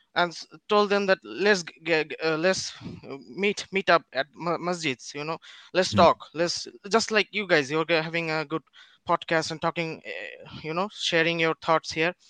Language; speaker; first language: English; non-native, local second language; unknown